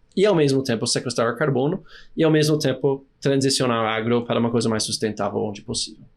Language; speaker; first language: Portuguese; non-native, fluent; English